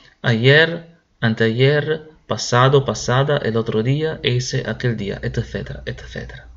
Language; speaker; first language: Spanish; non-native, fluent; Italian